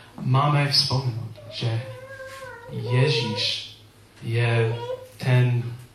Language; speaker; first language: Czech; non-native, learner; English